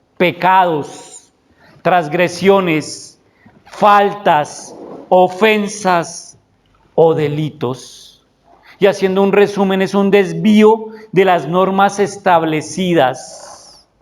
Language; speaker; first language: Spanish; native; Spanish